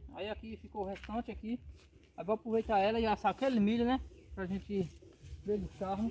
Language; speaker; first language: Portuguese; native; Portuguese